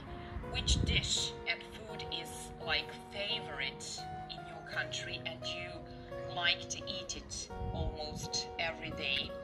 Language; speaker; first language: English; non-native, fluent; Serbian